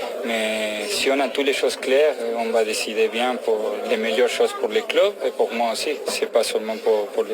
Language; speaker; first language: French; non-native, fluent; Spanish